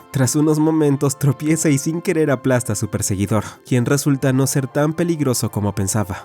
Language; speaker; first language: Spanish; native; Spanish